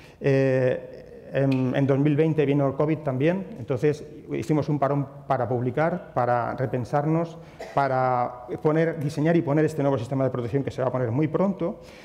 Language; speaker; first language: Spanish; native; Spanish